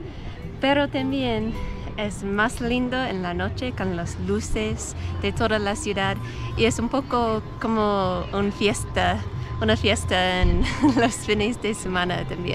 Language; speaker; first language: Spanish; non-native, learner; English